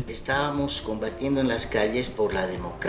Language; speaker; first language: Spanish; native; Spanish